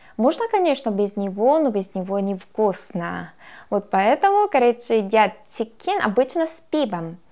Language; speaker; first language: Russian; non-native, fluent; Korean